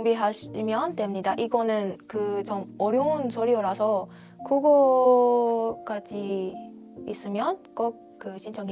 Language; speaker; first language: Korean; non-native, fluent; Persian